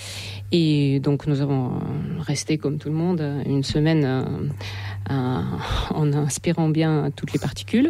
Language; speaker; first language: French; non-native, fluent; Russian